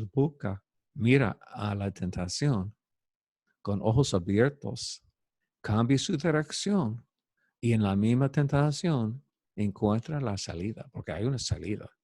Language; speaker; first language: Spanish; non-native, fluent; English